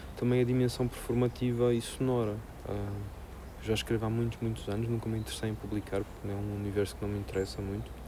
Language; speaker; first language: Portuguese; native; Portuguese